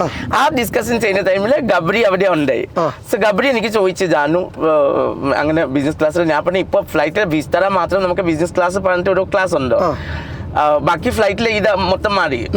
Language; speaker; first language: Malayalam; non-native, local second language; Assamese